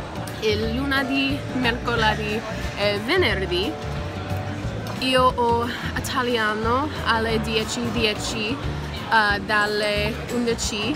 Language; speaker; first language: Italian; non-native, learner; English